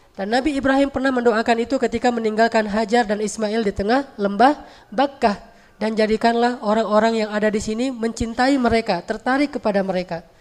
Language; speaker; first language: Indonesian; native; Indonesian